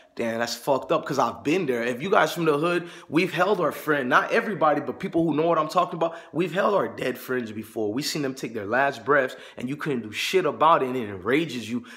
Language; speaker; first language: English; native; English